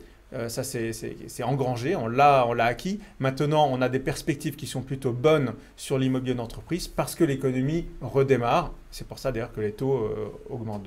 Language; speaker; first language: French; native; French